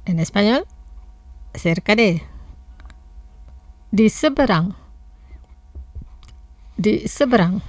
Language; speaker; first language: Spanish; non-native, fluent; Indonesian